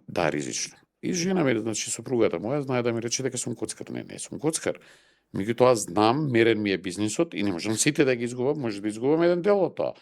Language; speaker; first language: Macedonian; native; Macedonian